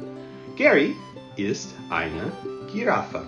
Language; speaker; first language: German; non-native, learner; English